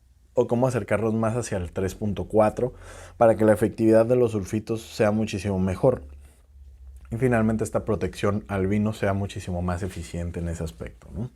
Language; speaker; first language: Spanish; native; Spanish